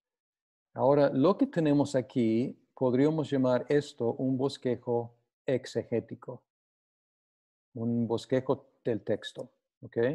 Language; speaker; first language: Spanish; non-native, fluent; English